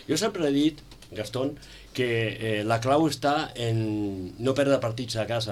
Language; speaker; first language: Catalan; native; Catalan